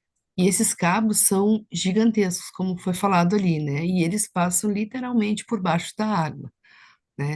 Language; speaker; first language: Portuguese; native; Portuguese